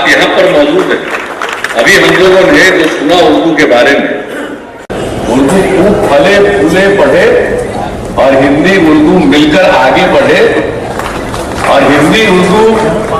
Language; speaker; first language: Hindi; native; Hindi